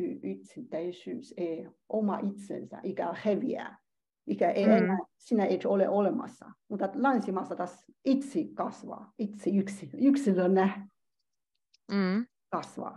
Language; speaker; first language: Finnish; non-native, learner; Chinese